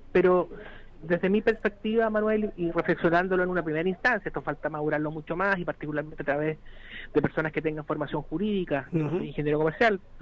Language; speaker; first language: Spanish; native; Spanish